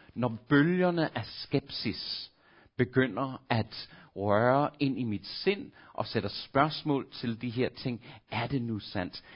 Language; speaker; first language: Danish; non-native, fluent; English